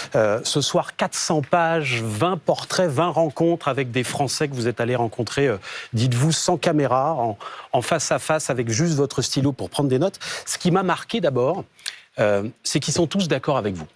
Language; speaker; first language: French; native; French